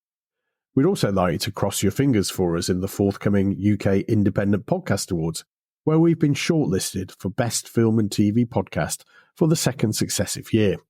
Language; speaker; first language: English; native; English